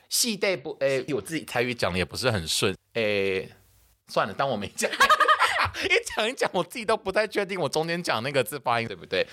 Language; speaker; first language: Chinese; native; Chinese